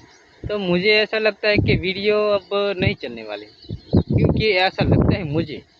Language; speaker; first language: Hindi; non-native, local second language; Gujarati